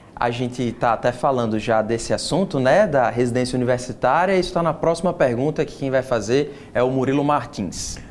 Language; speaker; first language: Portuguese; native; Portuguese